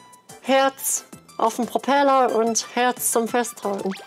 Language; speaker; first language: German; native; German